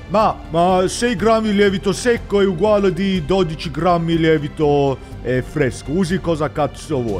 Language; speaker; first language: Italian; non-native, learner; English